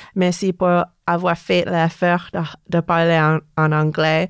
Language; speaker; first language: French; non-native, learner; English